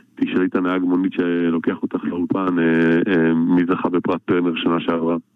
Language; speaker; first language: Hebrew; native; Hebrew